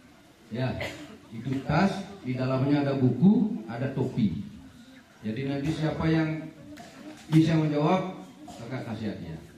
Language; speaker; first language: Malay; non-native, local second language; Balinese